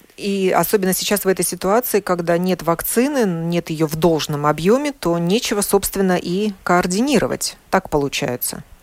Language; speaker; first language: Russian; native; Russian